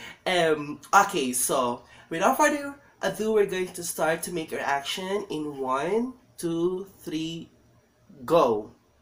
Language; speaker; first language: English; non-native, local second language; Filipino